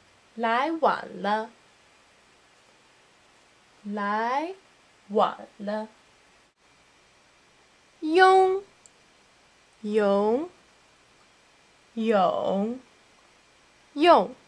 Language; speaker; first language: Chinese; non-native, learner; English